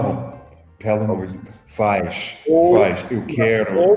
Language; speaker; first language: Portuguese; non-native, fluent; English